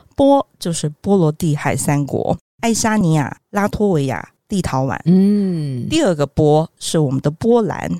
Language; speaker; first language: Chinese; native; Chinese